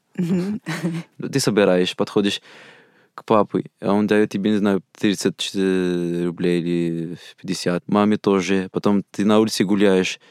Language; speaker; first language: Russian; non-native, fluent; Arabic